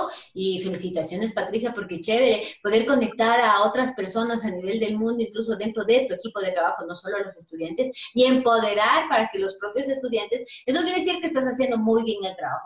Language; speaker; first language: Spanish; native; Spanish